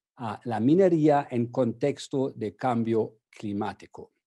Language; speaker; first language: Spanish; non-native, fluent; German